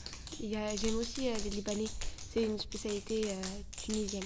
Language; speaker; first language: French; early bilingual, other home language; Arabic